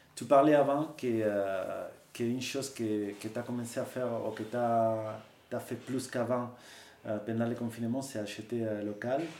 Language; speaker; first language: French; non-native, fluent; Spanish